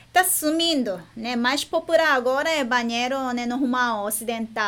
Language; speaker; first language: Portuguese; non-native, fluent; Japanese